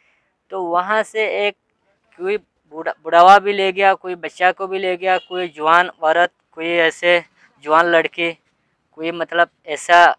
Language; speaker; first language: Hindi; non-native, learner; Rohingya